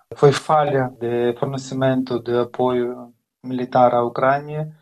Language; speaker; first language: Portuguese; non-native, fluent; Ukrainian